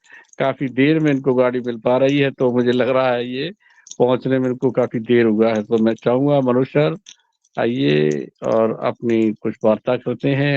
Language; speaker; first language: Hindi; native; Hindi